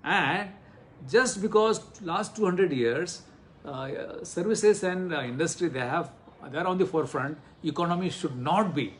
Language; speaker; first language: English; non-native, local second language; Marathi